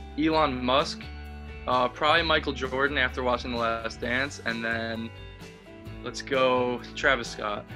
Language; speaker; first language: English; native; English